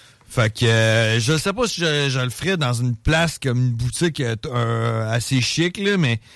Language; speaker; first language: French; native; French